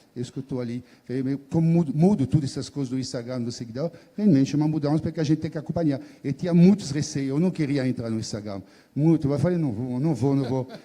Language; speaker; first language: Portuguese; non-native, fluent; French